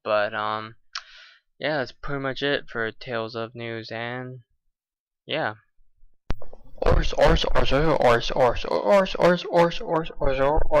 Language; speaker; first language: English; native; English